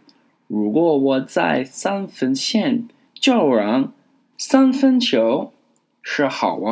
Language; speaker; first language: Chinese; non-native, learner; English